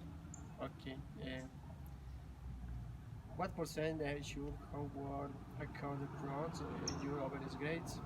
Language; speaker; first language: English; non-native, learner; Spanish